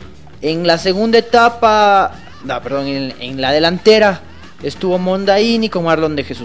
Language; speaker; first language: Spanish; native; Spanish